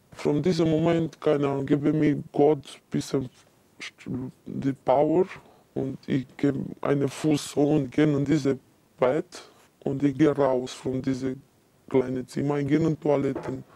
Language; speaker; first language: German; non-native, learner; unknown